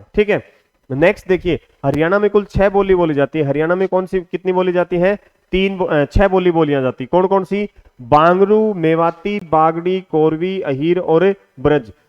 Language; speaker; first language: Hindi; native; Hindi